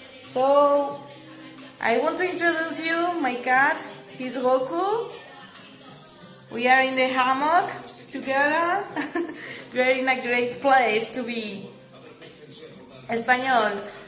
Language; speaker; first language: English; non-native, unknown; Spanish